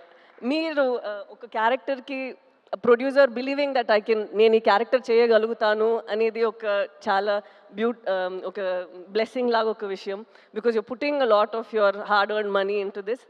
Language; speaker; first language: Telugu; non-native, local second language; Tamil